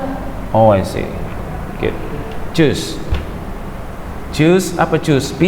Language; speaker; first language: English; non-native, fluent; Indonesian